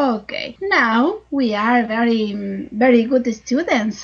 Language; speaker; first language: English; non-native, learner; Spanish